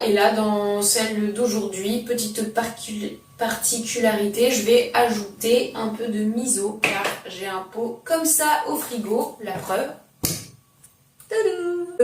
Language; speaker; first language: French; native; French